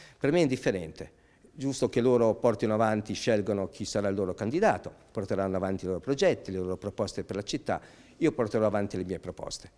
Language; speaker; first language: Italian; native; Italian